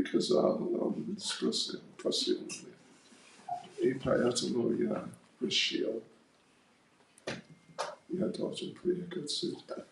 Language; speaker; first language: Russian; non-native, learner; English